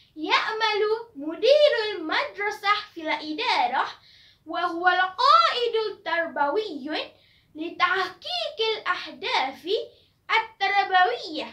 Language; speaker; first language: Arabic; non-native, learner; Malay